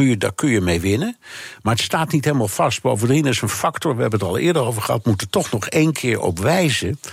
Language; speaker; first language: Dutch; native; Dutch